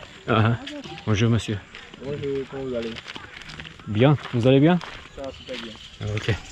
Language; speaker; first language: French; non-native, learner; Turkish